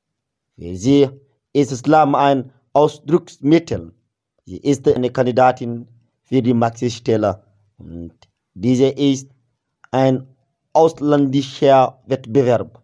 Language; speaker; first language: German; non-native, learner; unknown